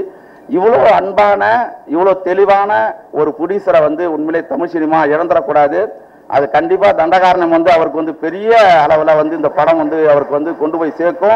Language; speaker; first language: Tamil; native; Tamil